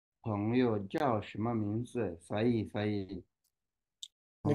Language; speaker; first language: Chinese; non-native, learner; Swahili